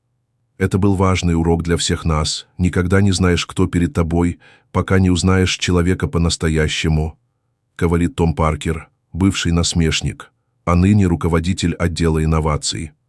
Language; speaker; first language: Russian; native; Russian